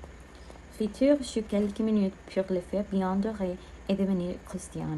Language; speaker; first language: French; non-native, learner; Spanish